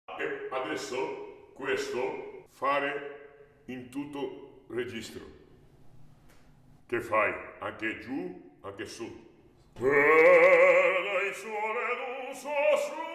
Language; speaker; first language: Italian; non-native, learner; Georgian